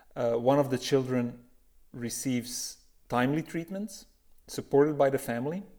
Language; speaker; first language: English; non-native, fluent; Dutch